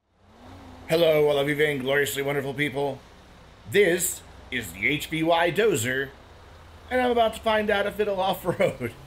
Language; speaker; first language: English; native; English